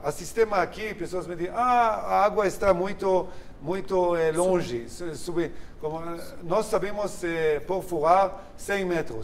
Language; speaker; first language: Portuguese; non-native, learner; Hebrew